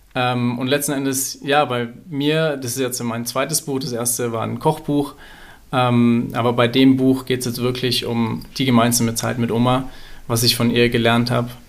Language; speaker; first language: German; native; German